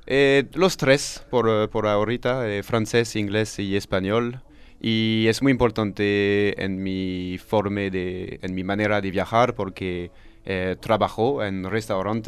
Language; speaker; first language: Spanish; non-native, learner; French